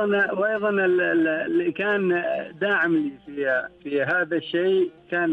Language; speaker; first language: Arabic; non-native, local second language; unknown